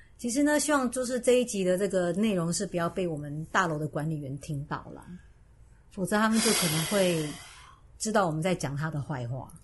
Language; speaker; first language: Chinese; native; Chinese